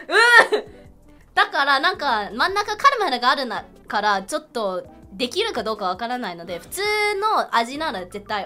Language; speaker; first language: Japanese; non-native, learner; English